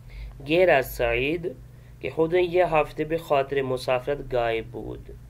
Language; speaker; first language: Persian; non-native, fluent; Urdu